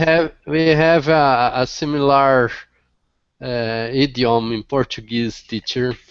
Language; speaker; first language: English; non-native, learner; Portuguese